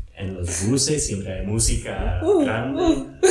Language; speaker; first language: Spanish; non-native, fluent; English